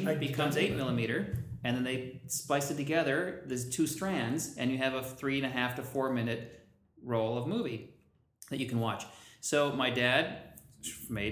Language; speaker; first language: English; native; English